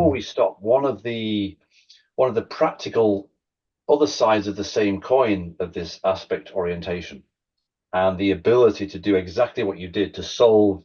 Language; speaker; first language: English; native; English